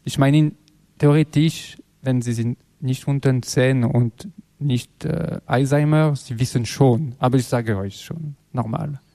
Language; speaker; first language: German; non-native, learner; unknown